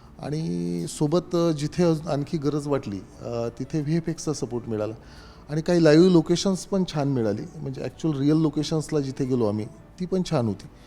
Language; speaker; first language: Marathi; native; Marathi